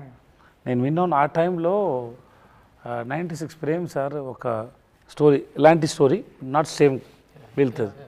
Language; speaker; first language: Telugu; non-native, learner; Tamil